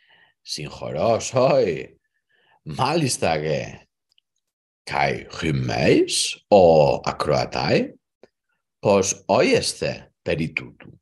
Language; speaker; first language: Greek; non-native, learner; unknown